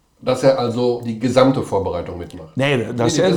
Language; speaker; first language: German; native; German